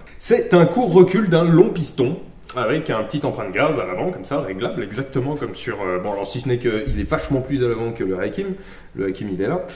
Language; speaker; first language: French; native; French